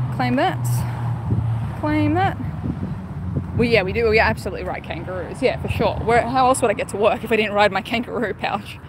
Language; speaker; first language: English; native; English